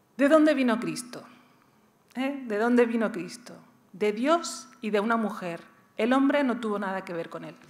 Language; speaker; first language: Spanish; early bilingual, other home language; Riffian